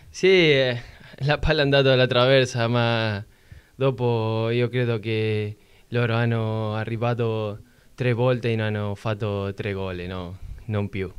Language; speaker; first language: Italian; non-native, learner; Spanish